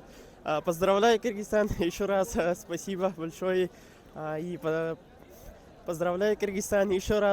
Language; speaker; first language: Russian; non-native, learner; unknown